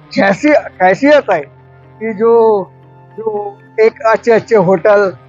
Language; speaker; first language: Hindi; non-native, local second language; Marathi